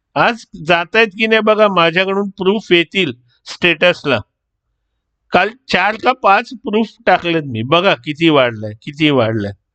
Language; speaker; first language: Marathi; native; Marathi